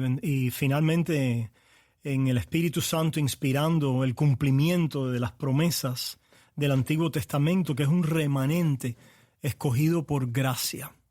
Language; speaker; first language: Spanish; native; Spanish